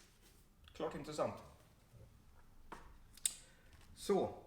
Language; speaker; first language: Swedish; native; Swedish